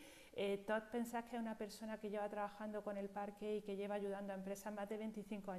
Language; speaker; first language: Spanish; native; Spanish